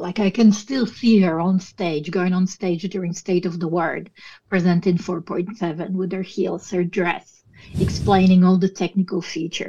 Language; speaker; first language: English; non-native, fluent; Italian